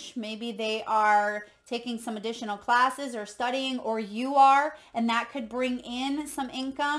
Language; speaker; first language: English; native; English